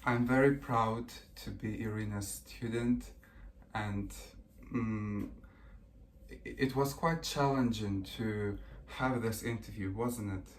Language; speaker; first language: English; early bilingual, other home language; Russian